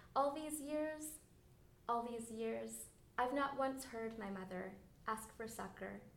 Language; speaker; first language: English; early bilingual, other home language; Bangla